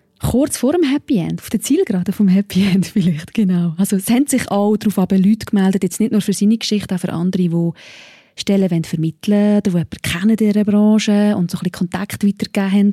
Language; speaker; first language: German; native; German